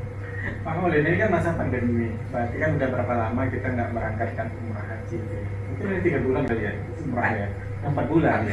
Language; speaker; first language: Indonesian; native; Indonesian